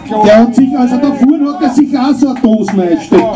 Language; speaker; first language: German; native; German